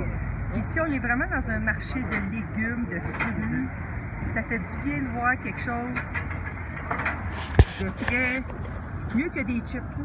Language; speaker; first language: French; native; French